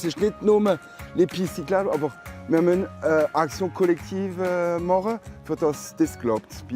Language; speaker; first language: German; non-native, local second language; French